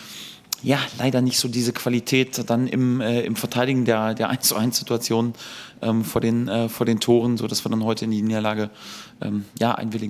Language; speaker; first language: German; native; German